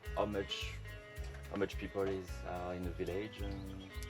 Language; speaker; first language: English; non-native, learner; French